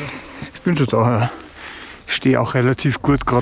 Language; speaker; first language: German; native; German